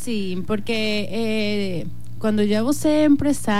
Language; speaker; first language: Portuguese; non-native, learner; Spanish